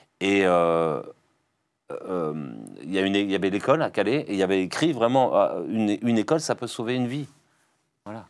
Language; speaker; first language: French; native; French